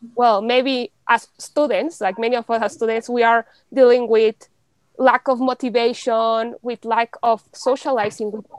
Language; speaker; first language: English; non-native, fluent; Spanish